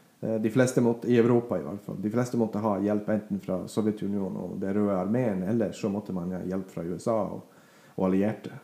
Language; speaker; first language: Norwegian; non-native, fluent; Bosnian